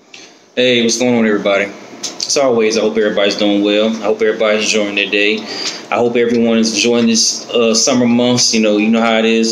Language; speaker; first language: English; native; English